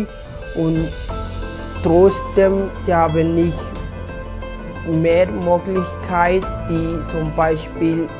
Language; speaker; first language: German; non-native, fluent; Somali